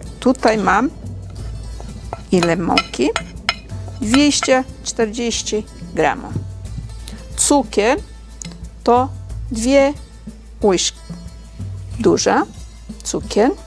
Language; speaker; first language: Polish; non-native, learner; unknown